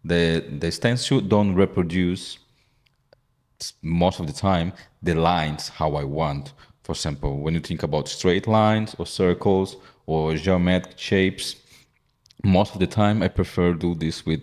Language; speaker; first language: English; non-native, fluent; Portuguese